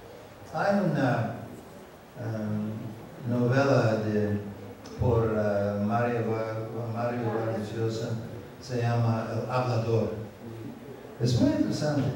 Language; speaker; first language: Spanish; non-native, fluent; English